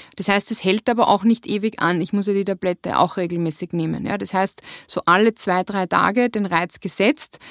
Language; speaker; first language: German; native; German